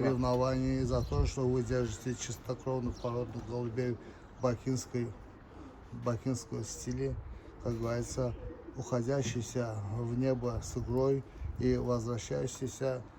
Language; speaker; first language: Russian; non-native, local second language; Azerbaijani